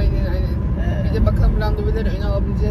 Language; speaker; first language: Turkish; early bilingual, heritage; Turkish